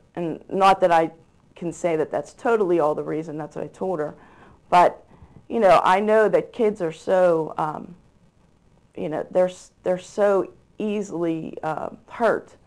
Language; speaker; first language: English; native; English